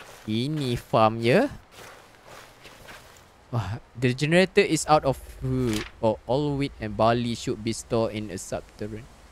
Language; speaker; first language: English; non-native, local second language; Malay